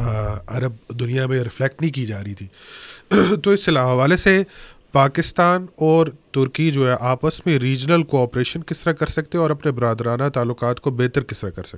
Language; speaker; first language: Urdu; native; Urdu